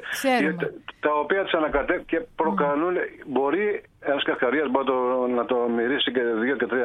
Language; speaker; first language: Greek; native; Greek